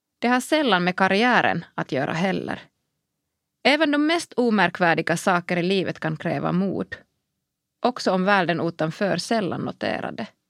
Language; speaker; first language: Swedish; non-native, local second language; Finnish